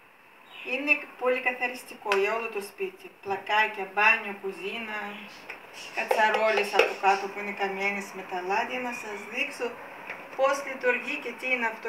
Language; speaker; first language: Greek; non-native, fluent; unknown